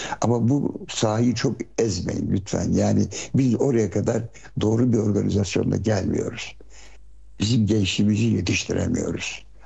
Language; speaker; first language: Turkish; early bilingual, heritage; Turkish